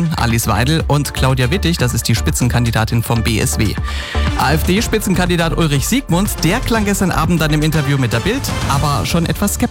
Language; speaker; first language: German; native; German